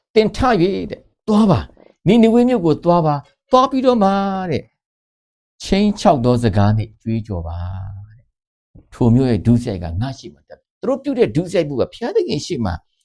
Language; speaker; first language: Burmese; non-native, local second language; Kachin